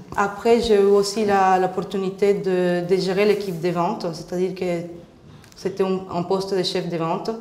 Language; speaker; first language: French; non-native, fluent; Spanish